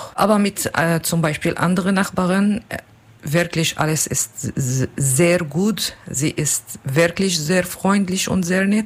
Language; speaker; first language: German; non-native, learner; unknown